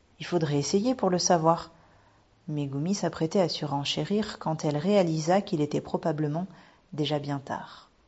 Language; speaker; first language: French; native; French